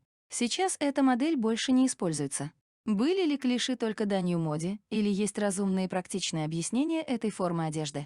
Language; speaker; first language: Russian; native; Russian